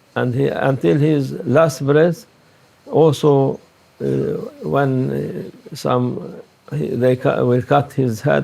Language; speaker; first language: English; non-native, learner; Turkish